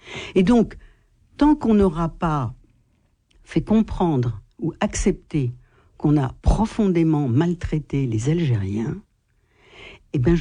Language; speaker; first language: French; native; French